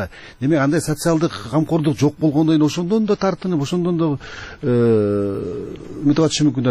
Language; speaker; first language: Kyrgyz; native; Kyrgyz